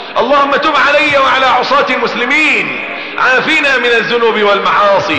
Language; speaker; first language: Arabic; native; Arabic